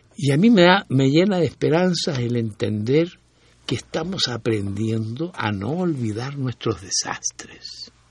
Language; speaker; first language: Spanish; native; Spanish